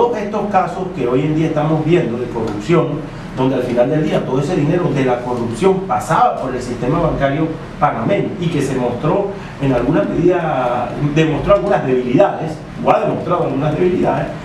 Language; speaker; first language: Spanish; native; Spanish